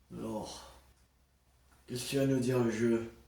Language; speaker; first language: French; native; French